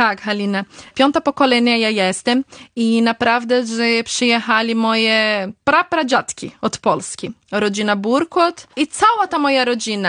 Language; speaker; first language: Polish; early bilingual, heritage; Polish